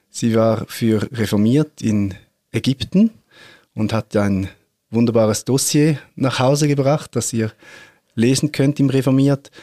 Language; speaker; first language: German; native; German